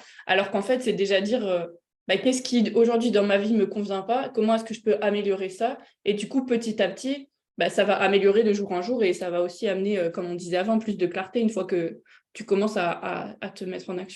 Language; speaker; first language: French; native; French